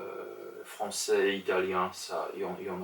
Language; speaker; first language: French; non-native, fluent; Polish